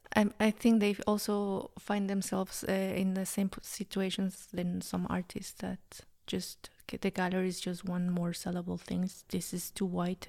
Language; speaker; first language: English; non-native, fluent; Spanish